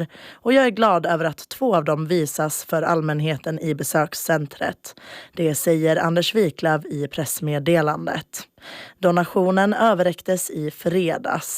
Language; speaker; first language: Swedish; native; Swedish